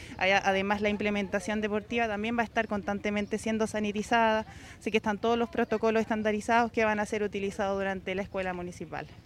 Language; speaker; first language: Spanish; native; Spanish